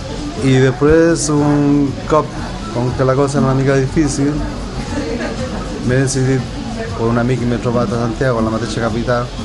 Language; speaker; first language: Catalan; non-native, learner; Spanish